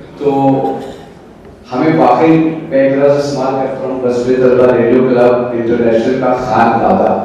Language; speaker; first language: Urdu; native; Urdu